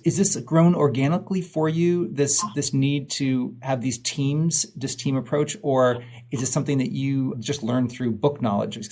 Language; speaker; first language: English; native; English